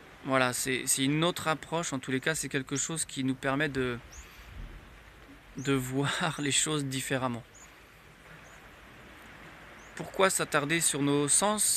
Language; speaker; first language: French; native; French